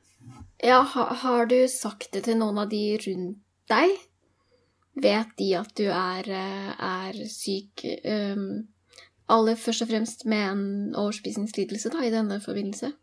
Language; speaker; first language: Norwegian; native; Norwegian